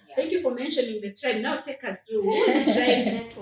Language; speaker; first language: English; native; English